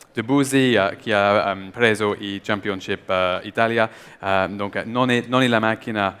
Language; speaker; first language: Italian; non-native, learner; English